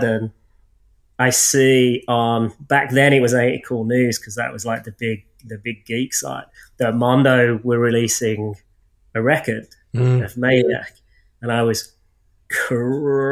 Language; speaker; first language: English; native; English